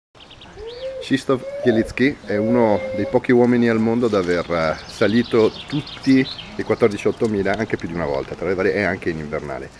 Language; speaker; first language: Italian; native; Italian